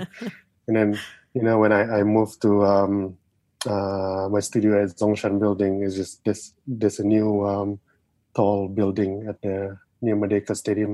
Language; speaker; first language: English; non-native, local second language; Malay